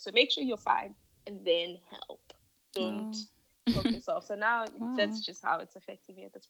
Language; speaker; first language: English; non-native, local second language; Northern Sotho